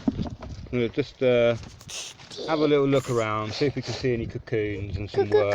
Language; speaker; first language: English; native; English